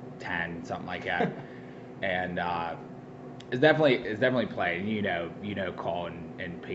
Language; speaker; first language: English; native; English